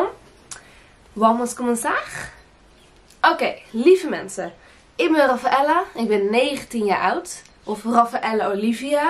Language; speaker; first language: Dutch; early bilingual, other home language; Portuguese